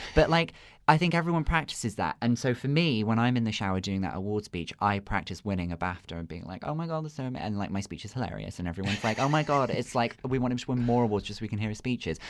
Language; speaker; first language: English; native; English